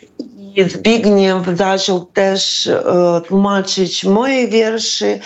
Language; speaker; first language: Polish; non-native, fluent; Ukrainian